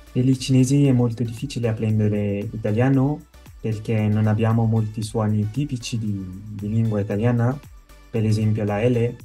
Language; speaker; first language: Italian; native; Italian